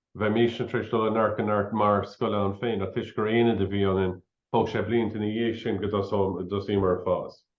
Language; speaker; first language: Irish; non-native, local second language; English